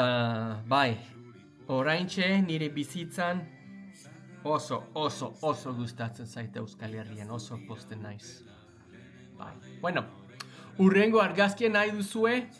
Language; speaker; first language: Basque; non-native, learner; English